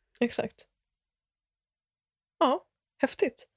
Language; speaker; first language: Swedish; native; Swedish